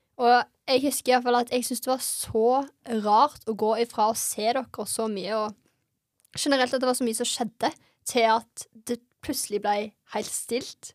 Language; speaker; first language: Norwegian; native; Norwegian